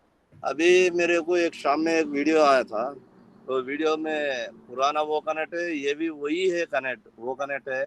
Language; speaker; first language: Hindi; non-native, local second language; Telugu